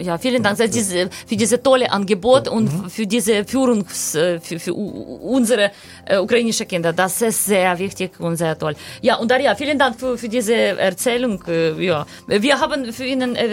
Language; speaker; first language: German; non-native, learner; Ukrainian